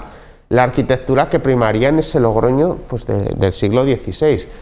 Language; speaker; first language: Spanish; native; Spanish